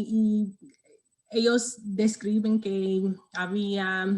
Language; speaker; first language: Spanish; non-native, learner; English